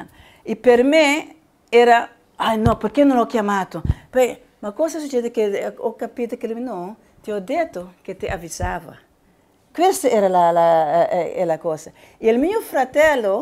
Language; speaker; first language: Italian; non-native, learner; Spanish